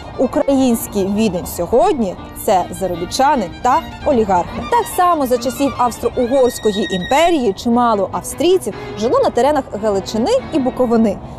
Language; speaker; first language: Ukrainian; native; Ukrainian